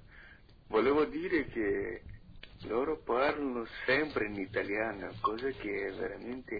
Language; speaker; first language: Italian; non-native, fluent; Portuguese